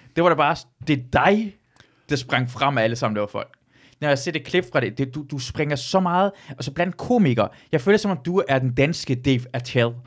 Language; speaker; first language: Danish; early bilingual, other home language; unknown